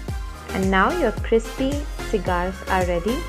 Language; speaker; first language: English; non-native, local second language; Hindi